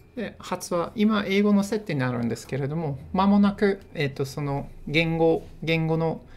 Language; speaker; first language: Japanese; non-native, fluent; English